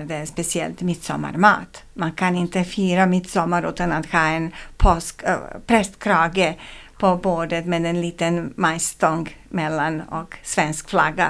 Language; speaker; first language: Swedish; non-native, fluent; Serbian